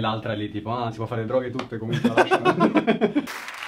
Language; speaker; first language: Italian; native; Italian